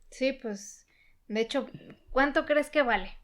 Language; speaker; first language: Spanish; native; Spanish